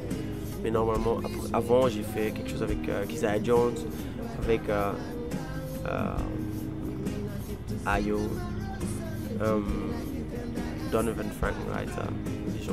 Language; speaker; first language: French; non-native, fluent; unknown